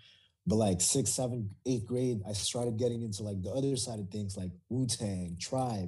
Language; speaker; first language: English; early bilingual, other home language; Filipino